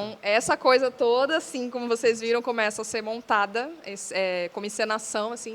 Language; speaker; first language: Portuguese; native; Portuguese